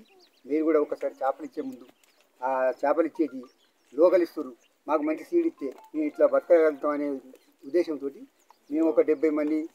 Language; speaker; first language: Telugu; native; Telugu